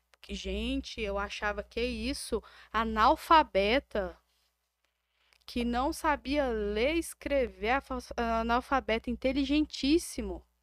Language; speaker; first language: Portuguese; native; Portuguese